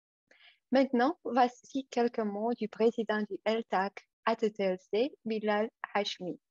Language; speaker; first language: French; non-native, fluent; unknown